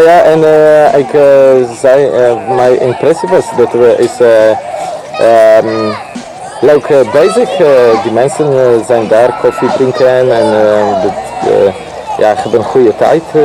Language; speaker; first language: Dutch; non-native, learner; Polish